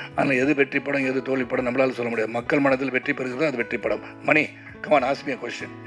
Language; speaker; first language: Tamil; native; Tamil